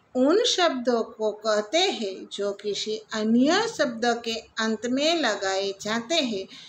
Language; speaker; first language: Hindi; non-native, local second language; Gujarati